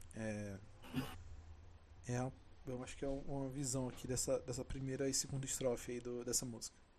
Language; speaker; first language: Portuguese; native; Portuguese